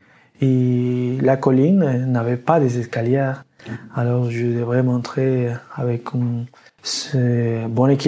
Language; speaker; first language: French; non-native, learner; Spanish